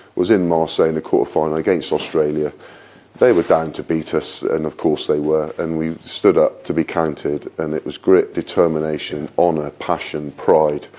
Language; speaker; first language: English; native; English